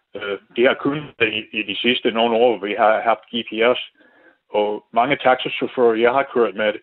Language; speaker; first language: Danish; non-native, fluent; English